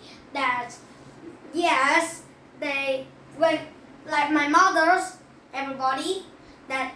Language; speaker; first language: English; non-native, learner; Vietnamese